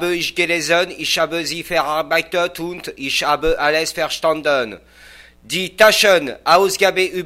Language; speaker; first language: German; non-native, learner; French